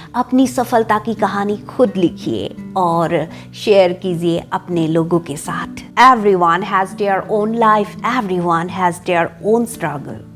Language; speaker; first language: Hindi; non-native, local second language; Assamese